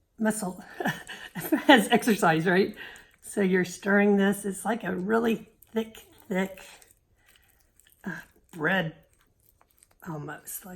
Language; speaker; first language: English; native; English